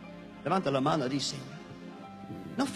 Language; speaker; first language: Spanish; non-native, learner; English